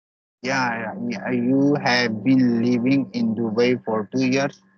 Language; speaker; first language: English; non-native, learner; Hindi